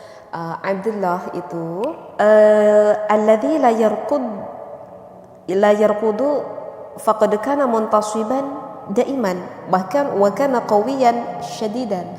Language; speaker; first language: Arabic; non-native, fluent; Indonesian